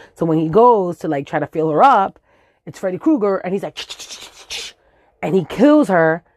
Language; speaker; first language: English; early bilingual, other home language; Spanish